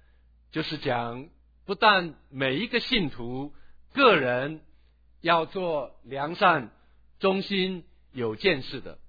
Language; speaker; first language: Chinese; native; Chinese